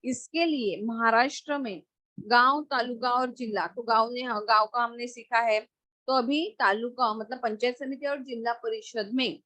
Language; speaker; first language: Hindi; non-native, local second language; Marathi